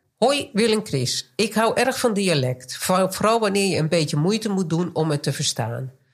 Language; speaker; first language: Dutch; native; Dutch